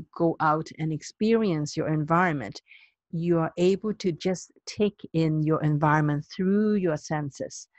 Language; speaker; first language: English; non-native, local second language; Cantonese